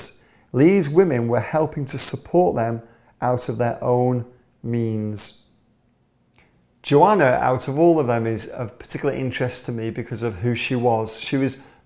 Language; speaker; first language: English; native; English